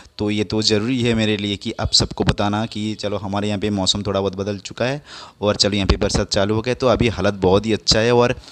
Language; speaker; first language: Hindi; non-native, local second language; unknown